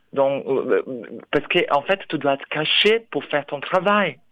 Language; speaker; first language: French; non-native, fluent; Portuguese